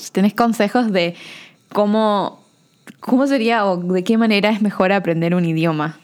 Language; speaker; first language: Spanish; native; Spanish